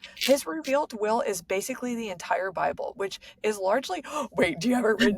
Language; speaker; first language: English; native; English